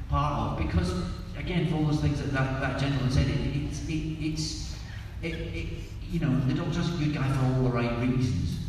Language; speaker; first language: English; native; English